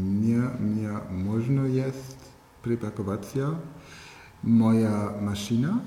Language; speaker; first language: Russian; non-native, learner; German